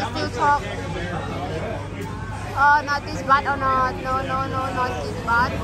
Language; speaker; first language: English; non-native, learner; Thai